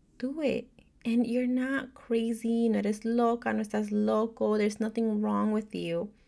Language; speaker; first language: English; native; English